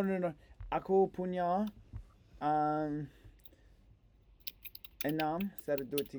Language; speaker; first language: Indonesian; non-native, learner; English